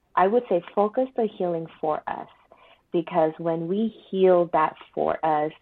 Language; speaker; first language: English; non-native, local second language; Chinese